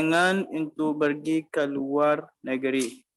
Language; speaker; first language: Indonesian; non-native, learner; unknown